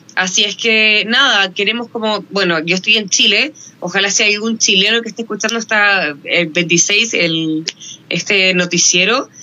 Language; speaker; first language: Spanish; native; Spanish